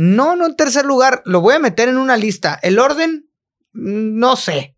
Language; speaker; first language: Spanish; native; Spanish